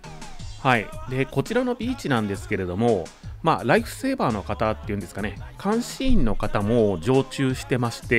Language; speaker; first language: Japanese; native; Japanese